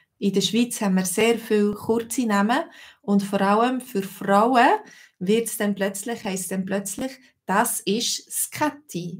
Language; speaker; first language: German; native; German